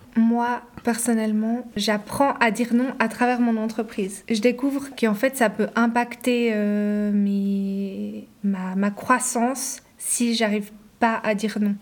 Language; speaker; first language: French; native; French